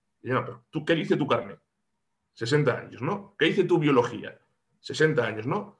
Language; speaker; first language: Spanish; native; Spanish